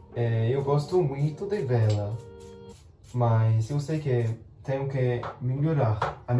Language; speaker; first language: Portuguese; non-native, learner; English